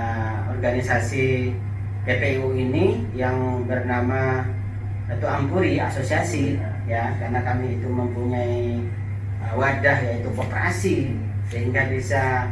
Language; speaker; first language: Indonesian; native; Indonesian